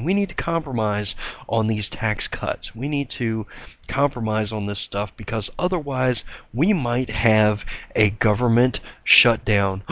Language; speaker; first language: English; native; English